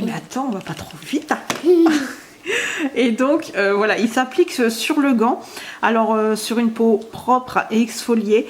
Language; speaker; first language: French; native; French